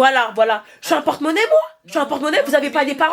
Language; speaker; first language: French; native; French